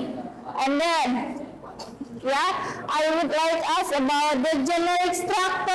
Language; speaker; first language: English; non-native, learner; Indonesian